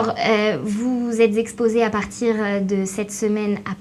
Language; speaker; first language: French; native; French